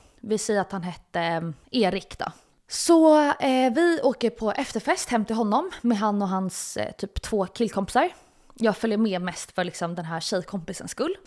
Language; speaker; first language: Swedish; native; Swedish